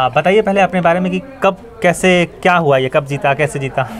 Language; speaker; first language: Hindi; native; Hindi